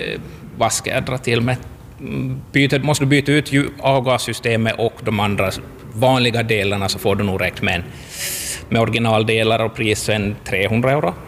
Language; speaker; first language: Swedish; native; Swedish